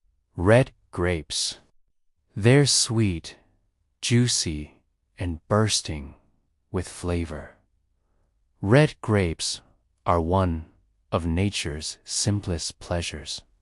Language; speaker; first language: English; native; English